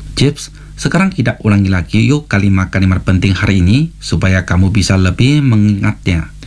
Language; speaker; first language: Malay; non-native, fluent; Chinese